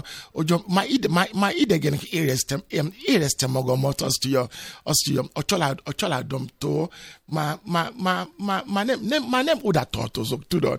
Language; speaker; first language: Hungarian; non-native, fluent; Yoruba